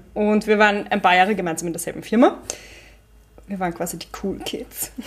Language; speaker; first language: German; native; German